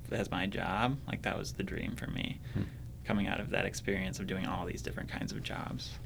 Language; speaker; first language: English; native; English